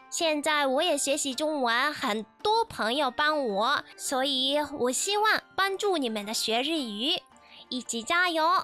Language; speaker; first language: Chinese; non-native, fluent; Japanese